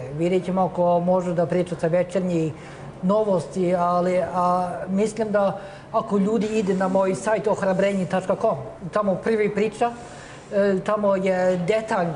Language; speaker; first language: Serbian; non-native, fluent; Norwegian